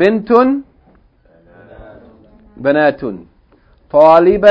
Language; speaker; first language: Arabic; non-native, fluent; English